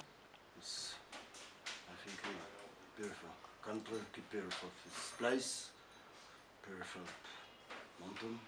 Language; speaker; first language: English; non-native, learner; Polish